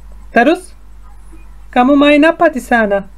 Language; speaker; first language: Indonesian; non-native, fluent; Turkish